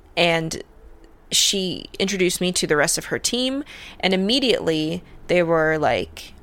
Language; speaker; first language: English; early bilingual, other home language; Russian